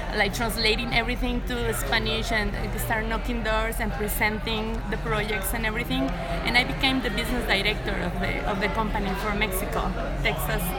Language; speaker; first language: English; non-native, fluent; Spanish